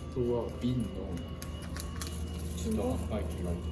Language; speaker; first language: Korean; non-native, learner; Japanese